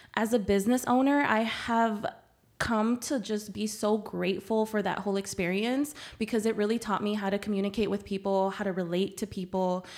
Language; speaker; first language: English; early bilingual, other home language; Spanish